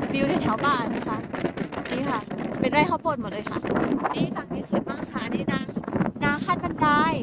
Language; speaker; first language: Thai; non-native, local second language; S'gaw Karen